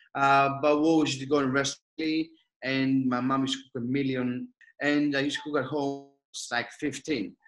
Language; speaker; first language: English; non-native, fluent; Greek